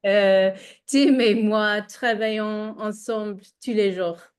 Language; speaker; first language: French; non-native, learner; English